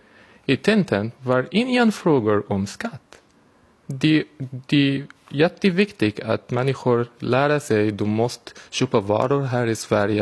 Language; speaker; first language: Swedish; non-native, learner; Arabic